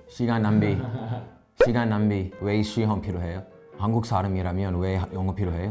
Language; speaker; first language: Korean; non-native, learner; English